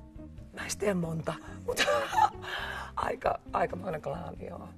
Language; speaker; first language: Finnish; native; Finnish